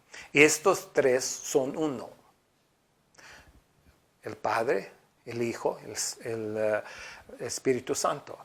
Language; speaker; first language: Spanish; non-native, fluent; English